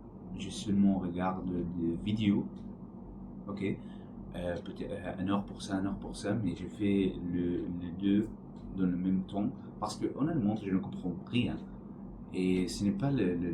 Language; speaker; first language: French; non-native, learner; Arabic